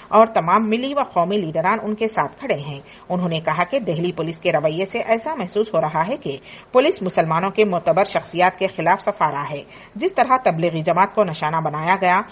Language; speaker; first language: Urdu; native; Urdu